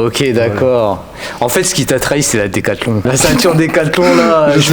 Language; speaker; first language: French; native; French